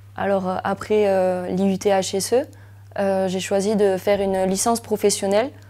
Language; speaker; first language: French; native; French